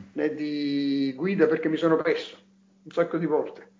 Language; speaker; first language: Italian; non-native, local second language; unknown